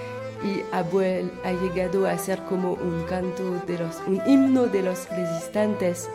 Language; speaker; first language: Spanish; non-native, learner; French